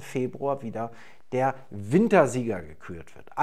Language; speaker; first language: German; native; German